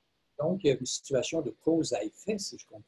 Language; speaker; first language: French; native; French